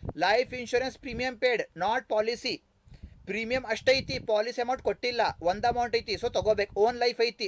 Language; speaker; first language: Kannada; non-native, local second language; Urdu